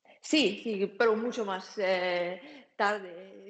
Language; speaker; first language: Spanish; non-native, learner; German